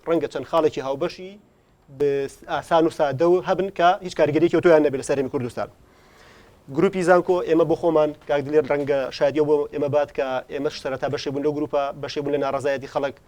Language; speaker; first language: Central Kurdish; native; Central Kurdish